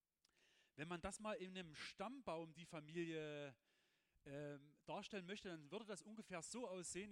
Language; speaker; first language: German; native; German